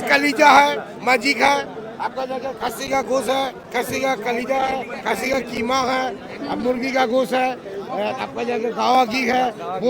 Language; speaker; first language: Hindi; non-native, learner; Bangla